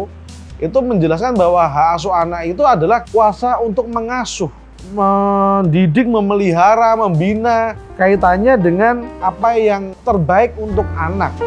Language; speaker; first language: Indonesian; native; Indonesian